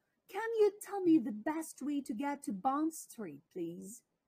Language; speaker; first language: English; non-native, fluent; Ukrainian